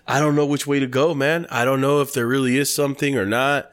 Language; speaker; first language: English; native; English